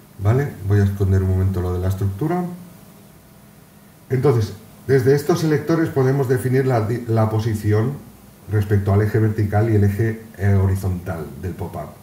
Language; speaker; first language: Spanish; native; Spanish